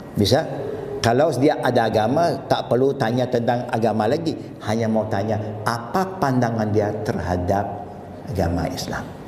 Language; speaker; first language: Malay; non-native, local second language; Chinese